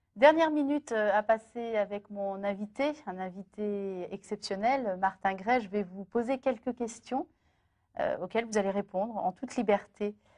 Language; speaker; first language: French; native; French